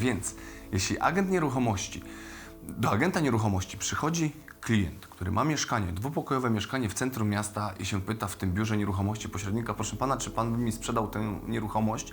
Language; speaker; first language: Polish; native; Polish